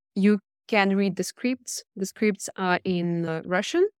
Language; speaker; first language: English; non-native, fluent; Russian